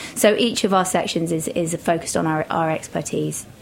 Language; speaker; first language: English; native; English